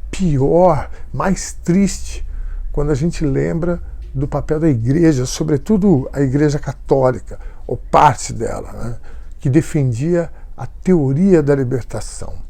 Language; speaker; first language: Portuguese; native; Portuguese